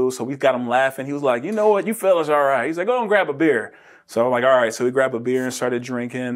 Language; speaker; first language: English; native; English